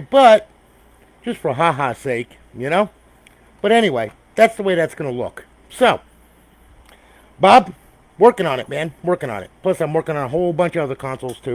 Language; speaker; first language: English; native; English